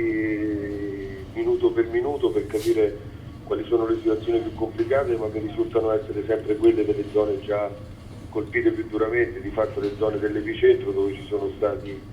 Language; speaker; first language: Italian; native; Italian